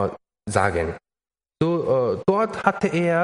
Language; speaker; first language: German; non-native, learner; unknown